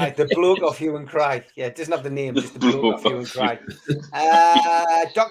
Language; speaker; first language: English; native; English